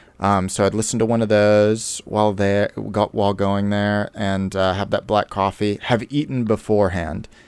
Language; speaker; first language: English; native; English